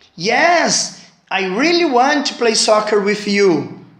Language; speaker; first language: English; non-native, fluent; Portuguese